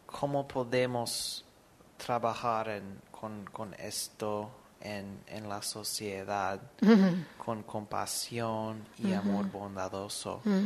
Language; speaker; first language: Spanish; non-native, fluent; English